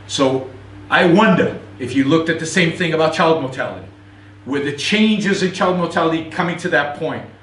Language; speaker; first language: English; non-native, fluent; Hebrew